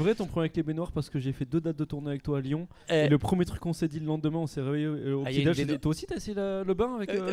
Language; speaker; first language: French; native; French